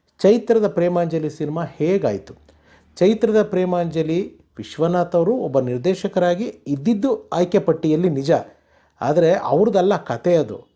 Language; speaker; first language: Kannada; native; Kannada